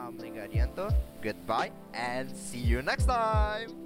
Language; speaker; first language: English; non-native, learner; Indonesian